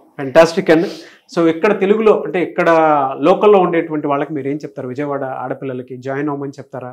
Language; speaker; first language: Telugu; native; Telugu